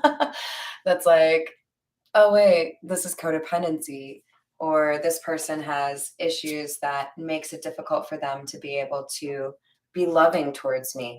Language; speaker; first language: English; native; English